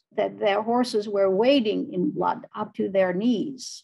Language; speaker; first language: English; non-native, fluent; Arabic